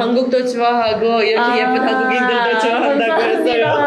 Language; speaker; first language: Korean; non-native, fluent; Armenian